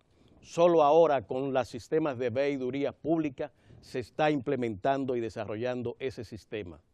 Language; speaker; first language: Spanish; native; Spanish